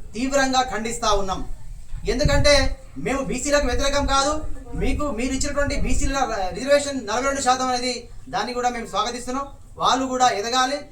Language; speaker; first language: Telugu; non-native, local second language; Lambadi